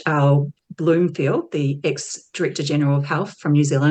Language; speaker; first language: English; native; English